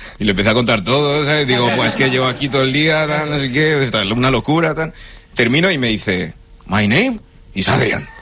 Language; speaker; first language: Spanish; early bilingual, other home language; English